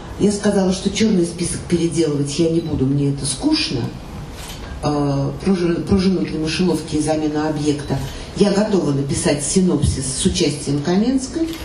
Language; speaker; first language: Russian; native; Russian